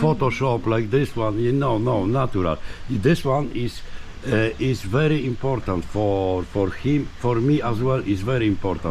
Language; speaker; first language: English; non-native, learner; Polish